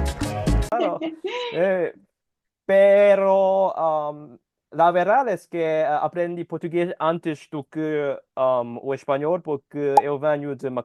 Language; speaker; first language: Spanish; non-native, learner; Cantonese